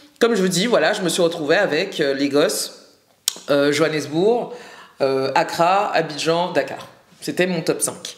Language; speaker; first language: French; native; French